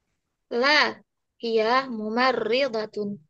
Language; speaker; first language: Arabic; non-native, learner; Indonesian